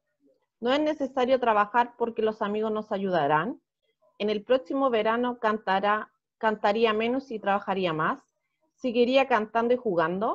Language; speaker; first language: Spanish; native; Spanish